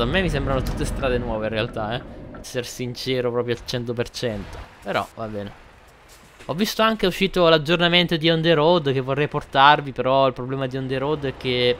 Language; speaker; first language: Italian; native; Italian